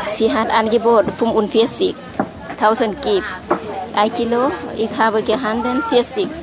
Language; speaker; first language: German; non-native, learner; Lao